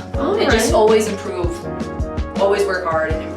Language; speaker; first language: English; native; English